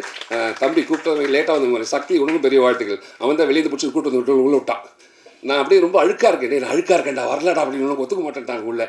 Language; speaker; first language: Tamil; native; Tamil